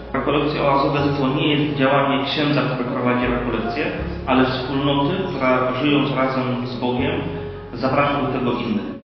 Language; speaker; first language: Polish; native; Polish